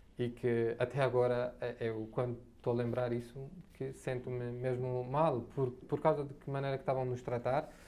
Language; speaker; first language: Portuguese; non-native, fluent; Arabic